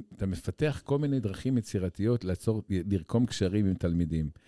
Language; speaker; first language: Hebrew; native; Hebrew